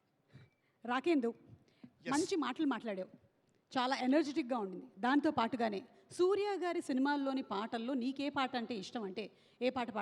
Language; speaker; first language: Telugu; native; Telugu